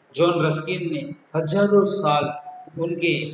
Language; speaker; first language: Hindi; non-native, local second language; Gujarati